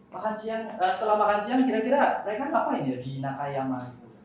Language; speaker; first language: Indonesian; native; Indonesian